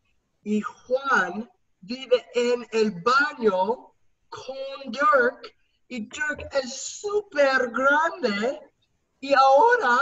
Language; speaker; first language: Spanish; non-native, learner; English